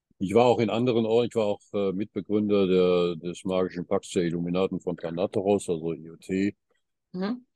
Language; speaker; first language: German; early bilingual, heritage; German